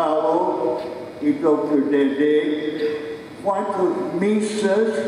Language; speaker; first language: Portuguese; non-native, fluent; English